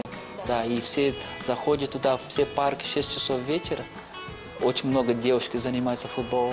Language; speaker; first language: Russian; non-native, fluent; Portuguese